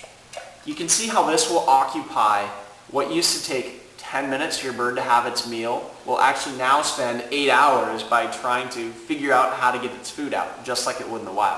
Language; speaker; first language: English; native; English